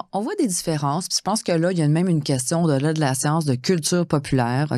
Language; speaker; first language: French; native; French